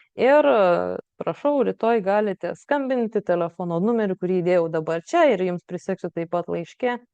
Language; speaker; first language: Lithuanian; native; Lithuanian